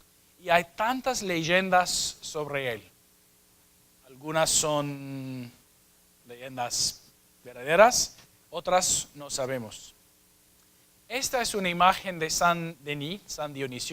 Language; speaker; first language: Spanish; non-native, fluent; English